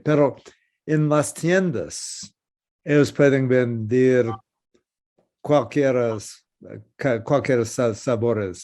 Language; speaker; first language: Spanish; non-native, learner; English